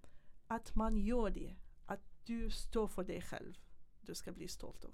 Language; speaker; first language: Swedish; non-native, fluent; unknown